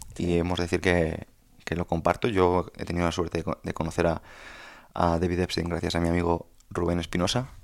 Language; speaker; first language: Spanish; native; Spanish